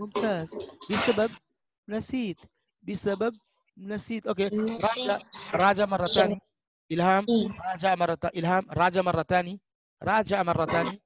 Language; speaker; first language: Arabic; non-native, fluent; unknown